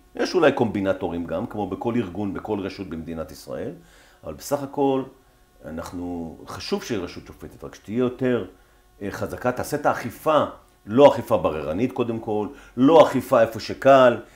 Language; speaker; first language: Hebrew; native; Hebrew